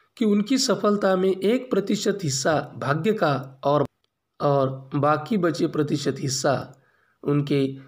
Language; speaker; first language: Hindi; non-native, local second language; Marathi